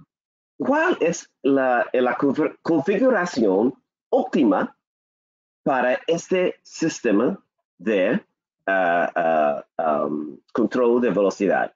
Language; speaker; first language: Spanish; non-native, learner; English